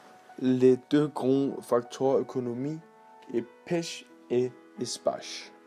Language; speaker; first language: French; non-native, learner; Danish